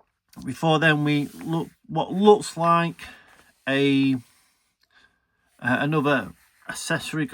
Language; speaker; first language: English; native; English